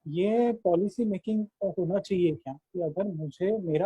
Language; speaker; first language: Hindi; non-native, local second language; Marathi